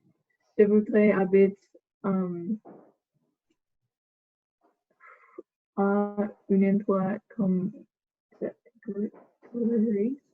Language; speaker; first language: French; non-native, learner; English